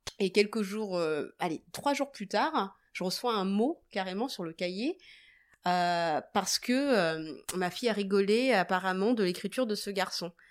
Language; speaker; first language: French; native; French